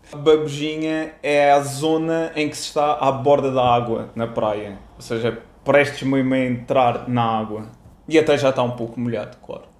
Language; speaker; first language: Portuguese; native; Portuguese